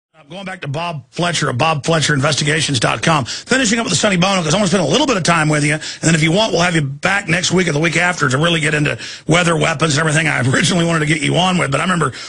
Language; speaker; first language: English; native; English